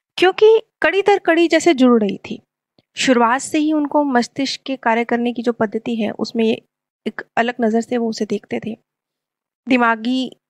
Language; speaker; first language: Hindi; native; Hindi